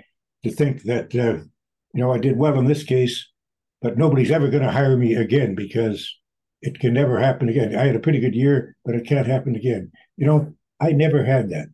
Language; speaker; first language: English; native; English